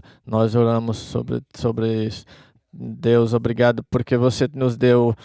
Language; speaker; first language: Portuguese; non-native, fluent; English